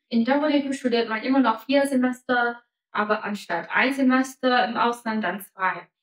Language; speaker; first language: German; non-native, fluent; Chinese